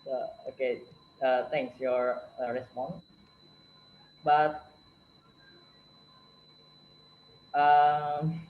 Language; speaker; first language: English; non-native, learner; Indonesian